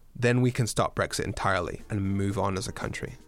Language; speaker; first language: English; native; English